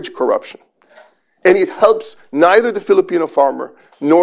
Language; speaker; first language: English; non-native, local second language; Filipino